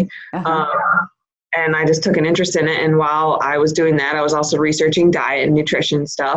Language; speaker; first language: English; native; English